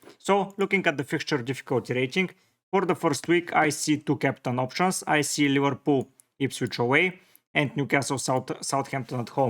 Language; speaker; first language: English; non-native, fluent; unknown